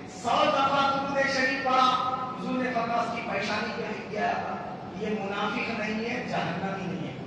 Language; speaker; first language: Urdu; native; Urdu